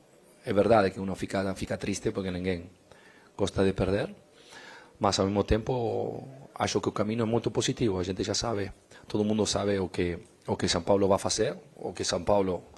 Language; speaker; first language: Portuguese; non-native, fluent; Spanish